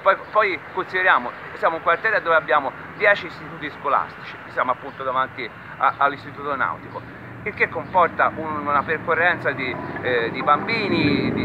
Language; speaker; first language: Italian; native; Italian